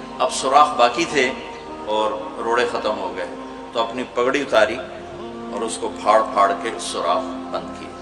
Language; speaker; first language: Urdu; non-native, local second language; Punjabi